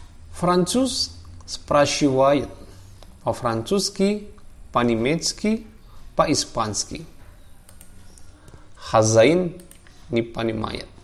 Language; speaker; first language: Russian; non-native, fluent; Javanese